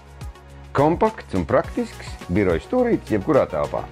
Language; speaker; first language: Latvian; native; Latvian